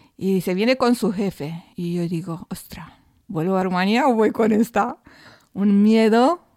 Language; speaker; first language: Spanish; non-native, fluent; Romanian